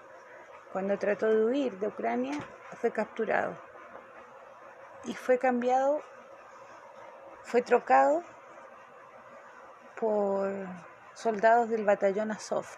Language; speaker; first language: Portuguese; non-native, fluent; Spanish